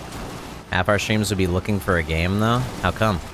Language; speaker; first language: English; native; English